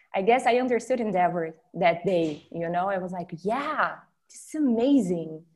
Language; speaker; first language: English; non-native, fluent; Portuguese